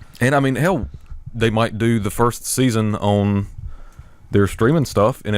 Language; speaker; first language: English; native; English